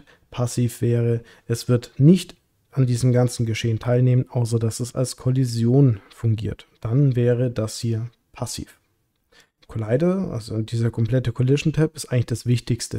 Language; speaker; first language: German; native; German